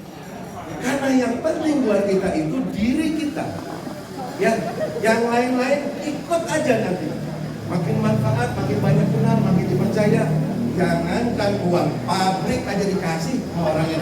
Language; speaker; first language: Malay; non-native, local second language; Sundanese